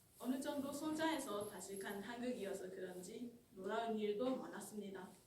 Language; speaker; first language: Korean; non-native, fluent; Japanese